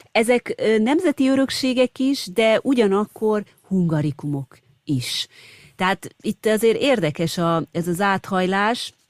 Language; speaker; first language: Hungarian; native; Hungarian